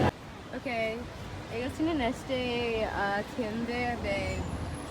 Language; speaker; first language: Spanish; non-native, learner; English